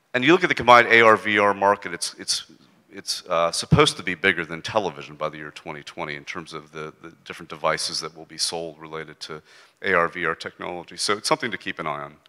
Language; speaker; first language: English; native; English